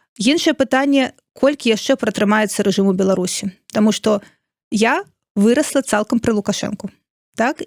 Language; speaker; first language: Belarusian; non-native, local second language; Russian